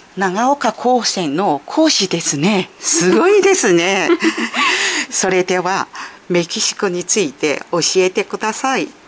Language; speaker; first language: Japanese; native; Japanese